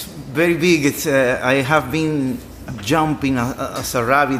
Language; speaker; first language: English; non-native, learner; Spanish